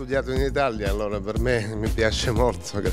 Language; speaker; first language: Italian; non-native, fluent; Russian